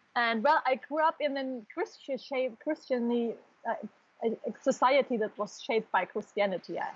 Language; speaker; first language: English; non-native, fluent; German